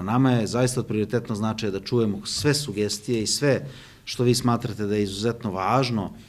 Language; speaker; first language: Bosnian; native; Bosnian